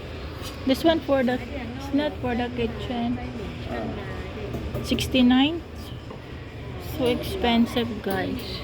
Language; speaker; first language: English; non-native, learner; Filipino